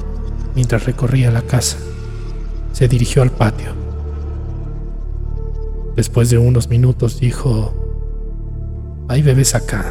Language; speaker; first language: Spanish; native; Spanish